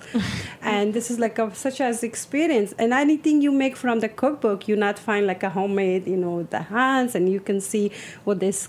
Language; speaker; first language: English; non-native, learner; Persian